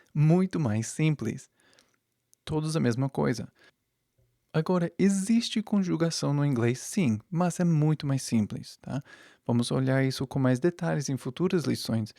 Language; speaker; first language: Portuguese; non-native, fluent; English